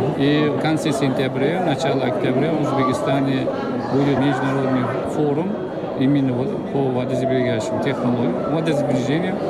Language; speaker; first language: Russian; non-native, local second language; Uzbek